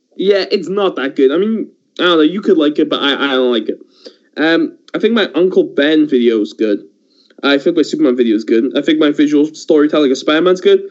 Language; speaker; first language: English; early bilingual, other home language; Persian